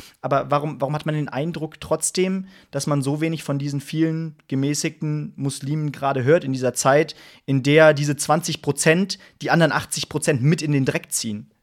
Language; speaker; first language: German; native; German